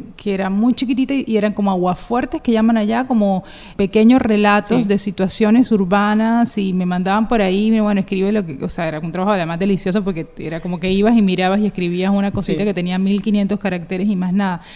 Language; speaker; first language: Spanish; native; Spanish